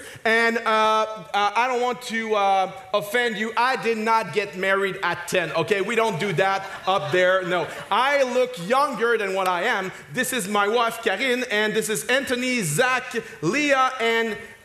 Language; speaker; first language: English; non-native, fluent; French